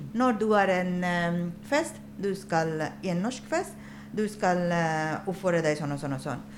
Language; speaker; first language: Norwegian; non-native, fluent; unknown